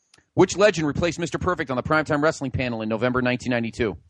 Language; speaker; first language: English; native; English